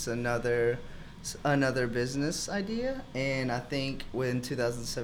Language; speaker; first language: English; non-native, fluent; Spanish